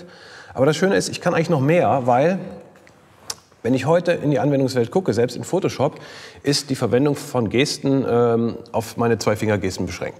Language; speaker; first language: German; native; German